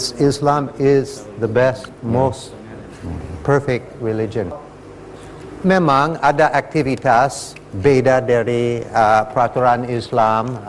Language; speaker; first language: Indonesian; non-native, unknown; English